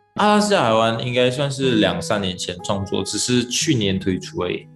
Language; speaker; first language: Chinese; non-native, local second language; Malay